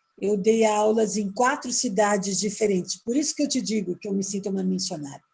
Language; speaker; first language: Portuguese; native; Portuguese